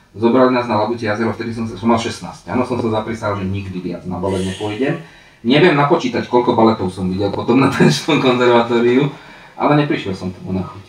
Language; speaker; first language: Slovak; non-native, local second language; Hungarian